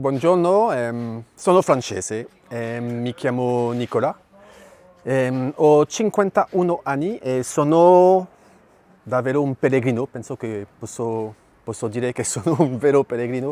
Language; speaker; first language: Italian; non-native, fluent; French